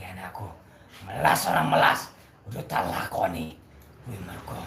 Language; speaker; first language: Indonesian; non-native, local second language; Javanese